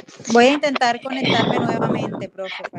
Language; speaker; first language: Spanish; native; Spanish